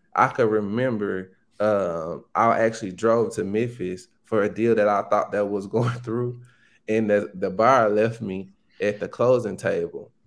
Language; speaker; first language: English; native; English